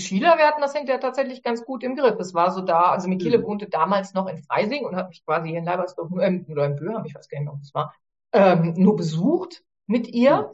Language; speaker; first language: German; native; German